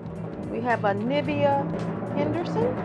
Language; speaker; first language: English; native; English